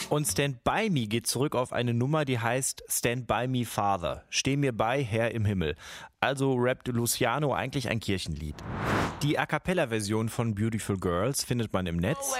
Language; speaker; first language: German; native; German